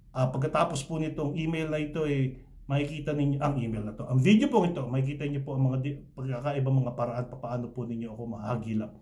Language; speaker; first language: Filipino; early bilingual, heritage; Filipino